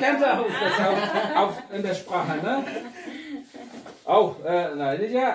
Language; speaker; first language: German; non-native, fluent; Indonesian